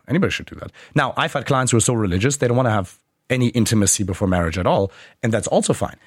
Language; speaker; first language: English; non-native, fluent; German